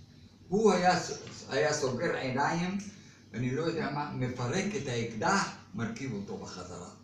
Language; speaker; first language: Hebrew; non-native, fluent; Arabic